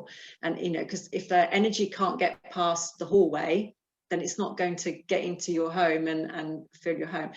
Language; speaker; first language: English; native; English